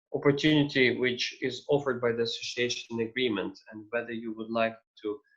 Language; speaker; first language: English; non-native, fluent; Ukrainian